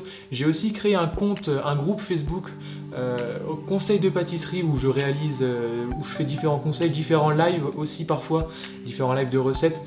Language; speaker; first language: French; native; French